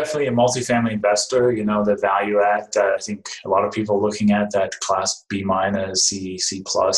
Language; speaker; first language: English; non-native, fluent; Danish